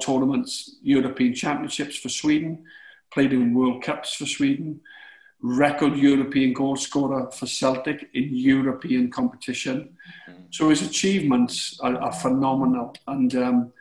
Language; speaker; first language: English; native; English